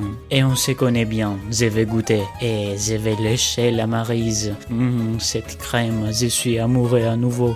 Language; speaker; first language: French; non-native, fluent; Greek